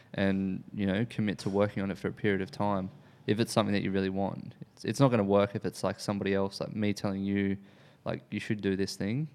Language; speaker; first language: English; native; English